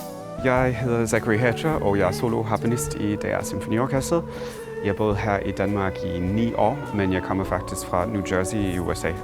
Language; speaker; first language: Danish; non-native, fluent; English